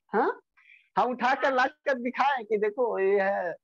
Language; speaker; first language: Hindi; non-native, local second language; Bangla